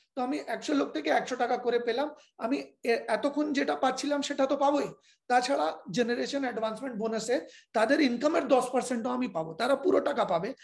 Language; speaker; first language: Bangla; non-native, fluent; Hindi